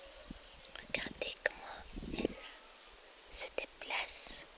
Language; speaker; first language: French; non-native, local second language; Arabic